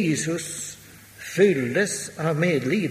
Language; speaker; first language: Swedish; non-native, local second language; Finnish